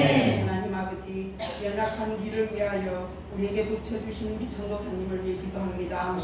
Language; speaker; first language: Korean; native; Korean